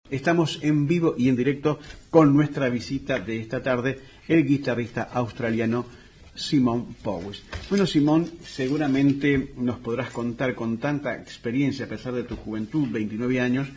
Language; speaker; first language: Spanish; native; Spanish